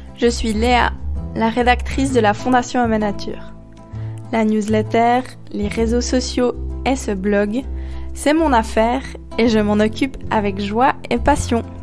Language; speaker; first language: French; native; French